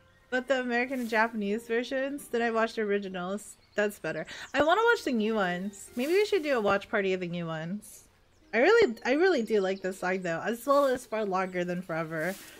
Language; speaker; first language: English; native; English